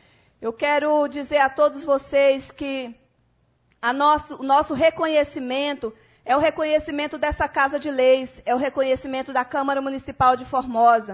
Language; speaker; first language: Portuguese; native; Portuguese